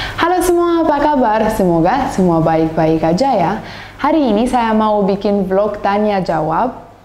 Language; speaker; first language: Indonesian; non-native, learner; Romanian